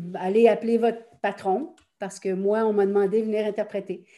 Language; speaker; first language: French; native; French